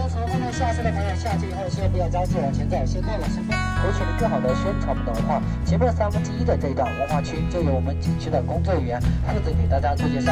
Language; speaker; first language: Chinese; native; Chinese